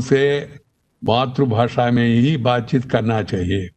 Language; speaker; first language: Hindi; non-native, local second language; Telugu